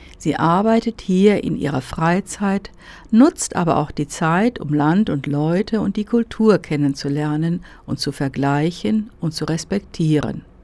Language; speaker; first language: German; native; German